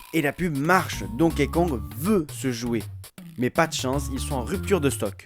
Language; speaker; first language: French; native; French